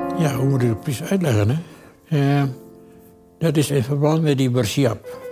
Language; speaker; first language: Dutch; early bilingual, other home language; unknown